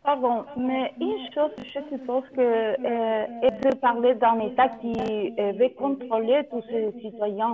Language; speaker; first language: French; non-native, learner; Spanish